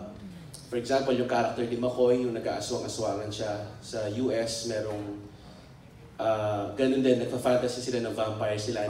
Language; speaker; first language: Filipino; native; Filipino